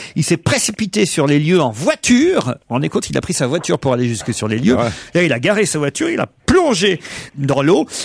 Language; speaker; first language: French; native; French